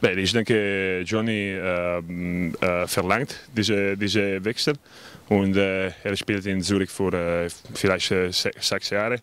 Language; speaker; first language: German; non-native, learner; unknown